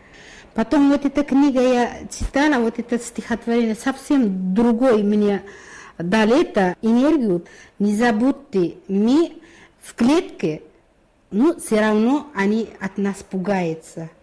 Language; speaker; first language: Russian; non-native, local second language; Uzbek